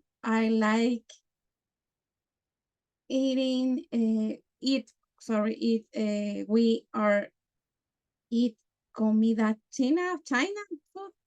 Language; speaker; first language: English; non-native, learner; Spanish